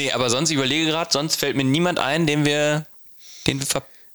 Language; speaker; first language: German; native; German